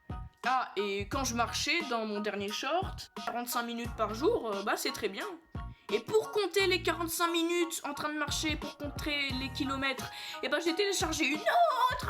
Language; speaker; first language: French; native; French